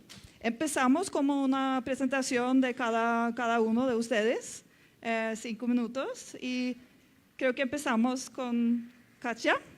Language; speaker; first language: Spanish; non-native, fluent; Norwegian